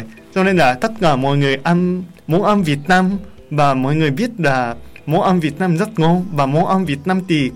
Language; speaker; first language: Vietnamese; non-native, learner; Japanese